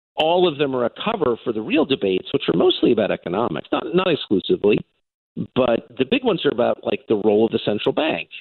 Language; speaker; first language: English; native; English